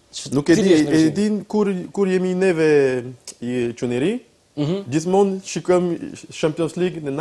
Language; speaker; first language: Albanian; non-native, learner; French